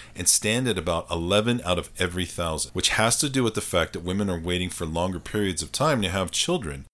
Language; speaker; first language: English; native; English